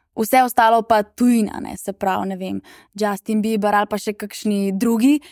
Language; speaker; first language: Slovenian; native; Slovenian